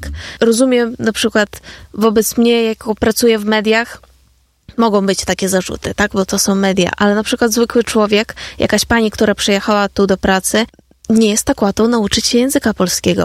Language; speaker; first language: Polish; non-native, fluent; Ukrainian